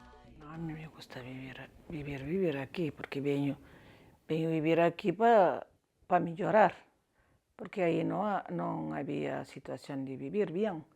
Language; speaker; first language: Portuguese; non-native, learner; Kabuverdianu